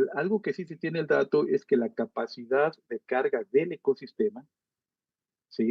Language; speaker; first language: Spanish; native; Spanish